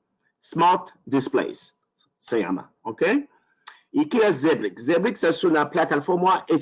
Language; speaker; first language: Spanish; non-native, learner; French